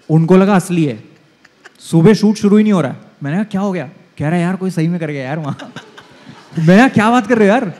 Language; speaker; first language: Hindi; native; Hindi